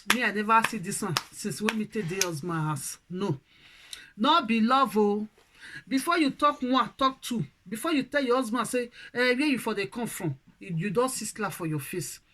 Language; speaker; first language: Nigerian Pidgin; non-native, local second language; Bini